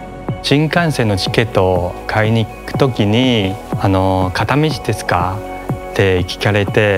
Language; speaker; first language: Japanese; non-native, fluent; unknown